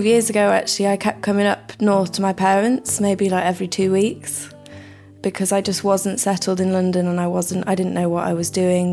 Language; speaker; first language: English; native; English